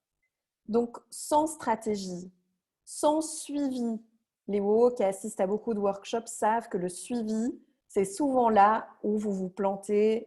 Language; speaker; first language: French; native; French